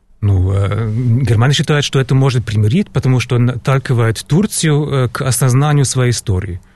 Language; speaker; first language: Russian; non-native, fluent; German